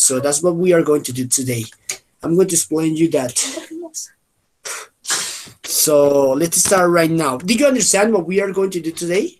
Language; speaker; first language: English; non-native, fluent; Spanish